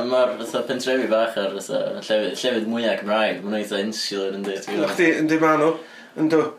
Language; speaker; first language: Welsh; native; Welsh